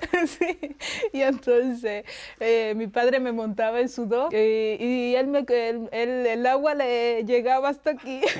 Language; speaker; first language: Spanish; non-native, local second language; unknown